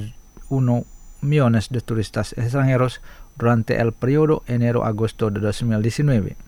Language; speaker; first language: Spanish; non-native, fluent; Indonesian